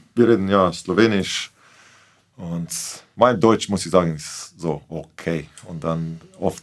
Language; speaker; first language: German; non-native, fluent; Slovenian